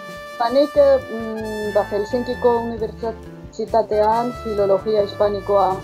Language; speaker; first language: Basque; non-native, fluent; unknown